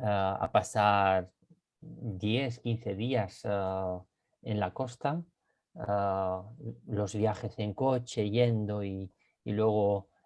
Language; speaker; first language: Spanish; non-native, fluent; Georgian